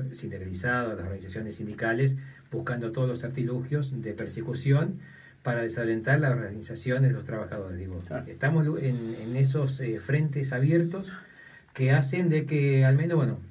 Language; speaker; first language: Spanish; native; Spanish